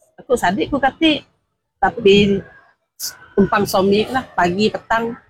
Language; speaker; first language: Malay; non-native, local second language; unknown